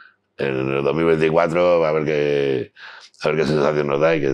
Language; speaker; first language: Spanish; native; Spanish